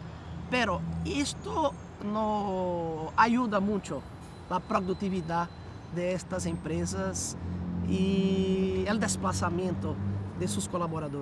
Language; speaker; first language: Spanish; early bilingual, heritage; Spanish